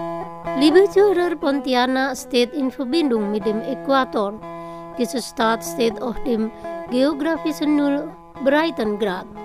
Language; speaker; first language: German; non-native, fluent; Indonesian